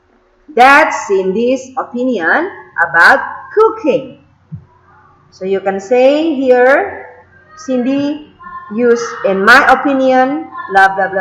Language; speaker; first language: English; non-native, fluent; Indonesian